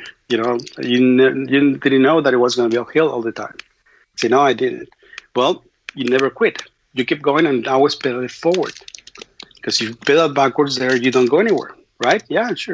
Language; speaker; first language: English; non-native, fluent; Spanish